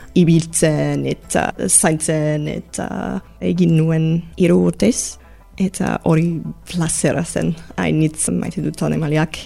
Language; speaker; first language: Basque; non-native, learner; English